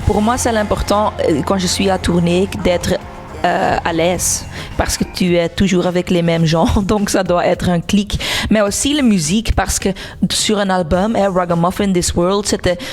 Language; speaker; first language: French; non-native, local second language; Dutch